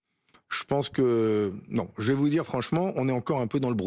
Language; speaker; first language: French; native; French